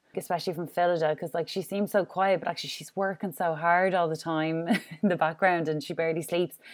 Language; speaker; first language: English; native; English